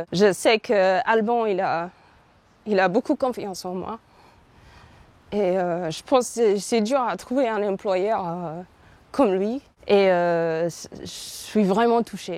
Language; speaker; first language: French; non-native, fluent; English